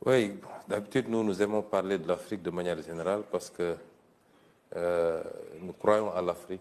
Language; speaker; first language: French; non-native, local second language; Wolof